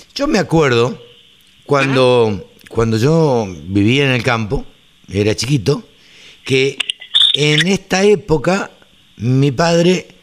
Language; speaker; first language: Spanish; native; Spanish